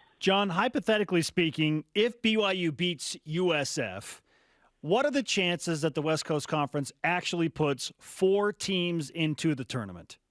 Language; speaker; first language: English; native; English